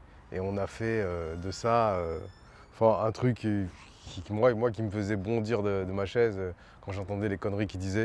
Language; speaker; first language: French; native; French